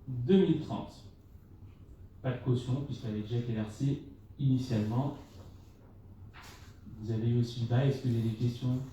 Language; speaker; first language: French; native; French